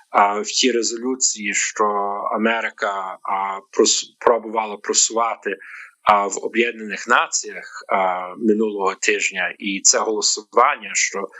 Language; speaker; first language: Ukrainian; early bilingual, heritage; Ukrainian